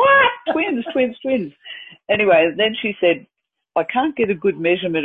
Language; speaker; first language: English; native; English